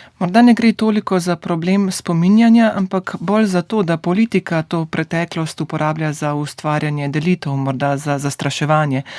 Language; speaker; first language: Slovenian; native; Slovenian